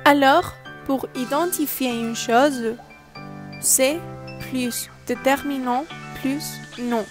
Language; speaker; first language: French; non-native, learner; Spanish